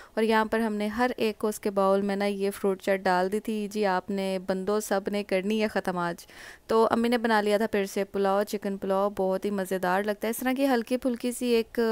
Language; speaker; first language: Urdu; native; Urdu